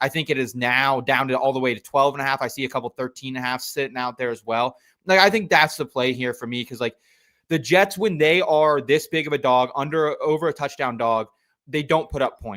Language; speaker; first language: English; native; English